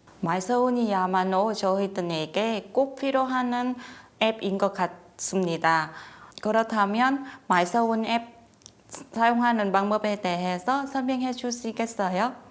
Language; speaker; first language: Korean; non-native, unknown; Vietnamese